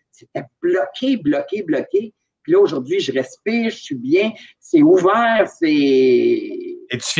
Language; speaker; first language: French; native; French